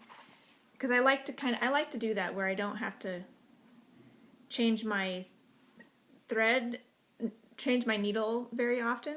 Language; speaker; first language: English; native; English